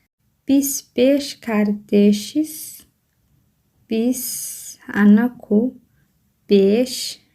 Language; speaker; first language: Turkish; non-native, learner; Somali